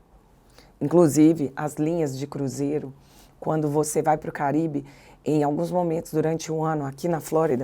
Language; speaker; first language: Portuguese; native; Portuguese